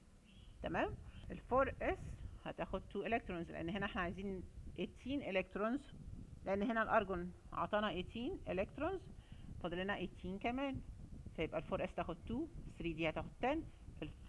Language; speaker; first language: Arabic; native; Arabic